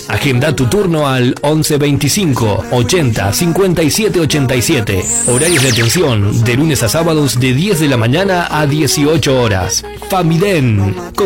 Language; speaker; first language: Spanish; native; Spanish